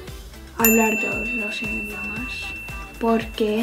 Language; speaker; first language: Spanish; early bilingual, heritage; Spanish